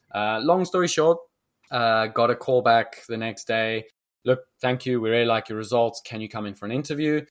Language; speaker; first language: English; native; English